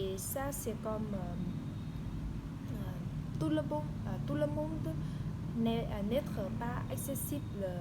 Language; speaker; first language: French; non-native, learner; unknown